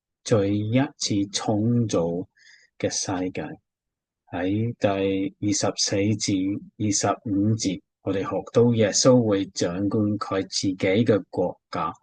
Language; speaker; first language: Cantonese; non-native, fluent; English